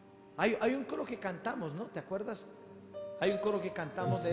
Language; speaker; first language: Spanish; native; Spanish